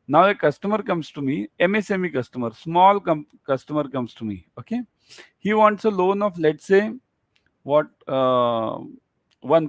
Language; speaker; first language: English; non-native, local second language; Hindi